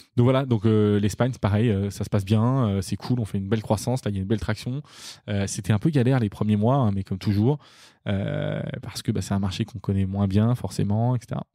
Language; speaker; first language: French; native; French